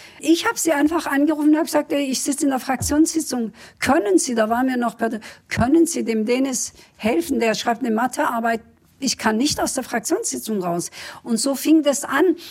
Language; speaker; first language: German; early bilingual, other home language; Kurdish